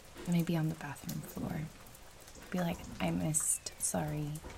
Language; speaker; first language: English; early bilingual, other home language; Spanish